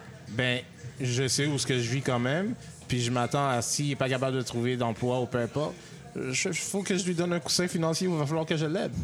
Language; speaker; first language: French; native; French